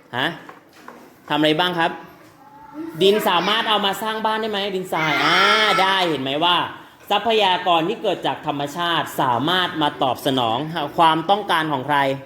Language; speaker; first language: Thai; non-native, local second language; Northern Khmer